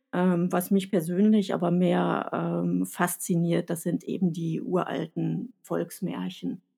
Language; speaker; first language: German; native; German